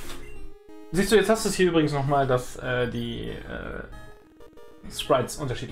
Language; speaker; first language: German; native; German